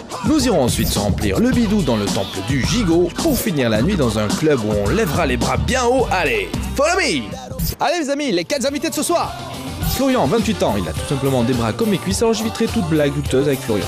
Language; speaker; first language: French; native; French